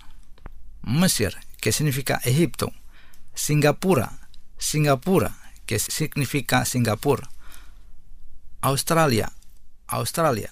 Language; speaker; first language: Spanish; non-native, fluent; Indonesian